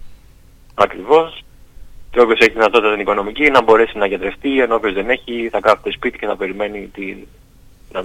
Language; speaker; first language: Greek; native; Greek